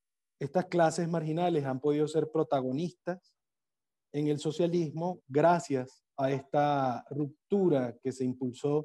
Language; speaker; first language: Spanish; native; Spanish